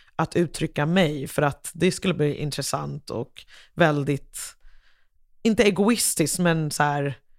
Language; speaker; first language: Swedish; non-native, fluent; English